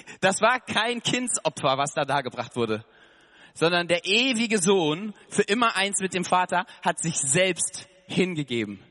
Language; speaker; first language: German; native; German